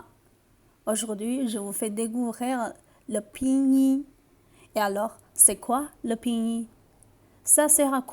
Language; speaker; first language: French; non-native, learner; Chinese